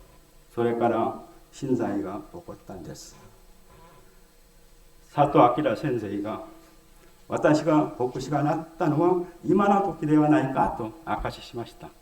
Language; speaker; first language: Japanese; non-native, fluent; Korean